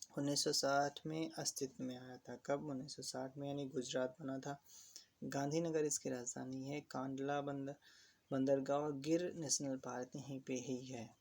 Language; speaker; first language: Hindi; native; Hindi